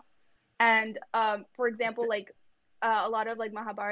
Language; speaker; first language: English; early bilingual, other home language; Kannada